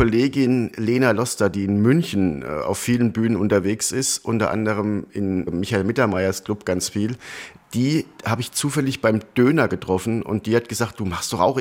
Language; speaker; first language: German; native; German